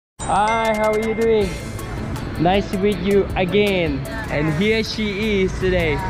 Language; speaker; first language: English; non-native, fluent; Thai